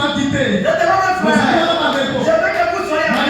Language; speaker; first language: French; non-native, local second language; Lingala